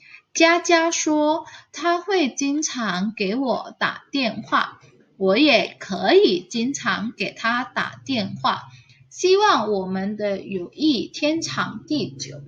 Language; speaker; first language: Chinese; non-native, fluent; Indonesian